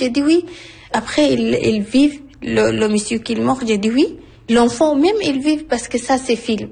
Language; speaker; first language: French; non-native, learner; Arabic